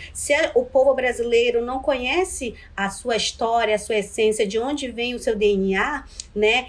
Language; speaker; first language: Portuguese; non-native, local second language; Ticuna